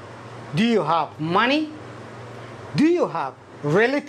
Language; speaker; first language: English; non-native, fluent; Arabic